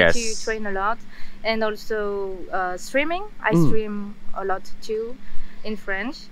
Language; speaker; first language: English; non-native, fluent; French